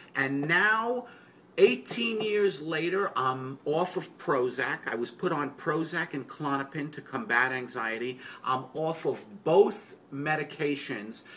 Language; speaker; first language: English; native; English